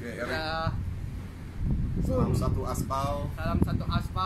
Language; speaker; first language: Indonesian; non-native, fluent; English